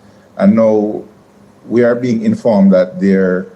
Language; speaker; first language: English; native; English